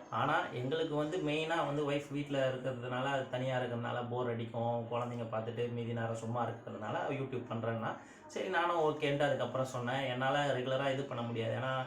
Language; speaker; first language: Tamil; native; Tamil